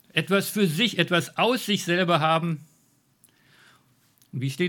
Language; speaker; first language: German; native; German